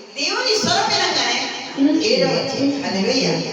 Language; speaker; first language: Telugu; non-native, learner; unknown